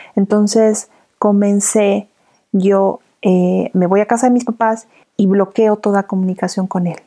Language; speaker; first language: Spanish; native; Spanish